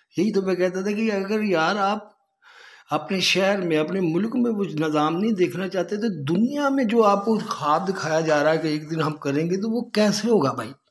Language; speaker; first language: Urdu; native; Urdu